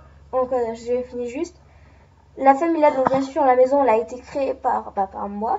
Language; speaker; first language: French; native; French